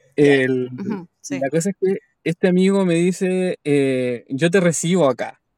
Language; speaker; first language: Spanish; native; Spanish